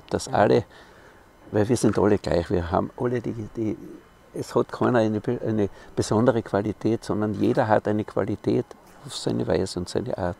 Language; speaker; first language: German; native; German